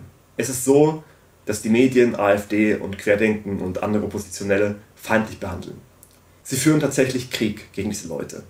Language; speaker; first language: German; native; German